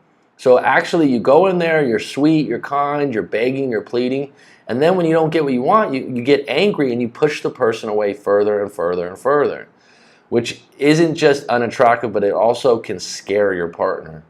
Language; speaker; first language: English; native; English